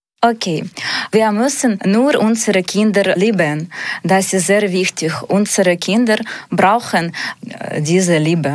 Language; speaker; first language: German; non-native, learner; Ukrainian